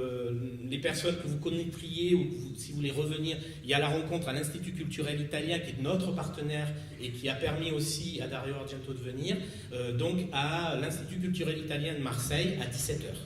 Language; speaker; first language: French; native; French